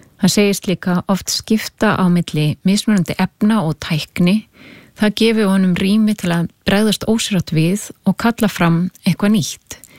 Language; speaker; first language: Icelandic; native; Icelandic